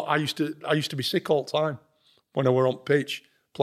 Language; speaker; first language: English; native; English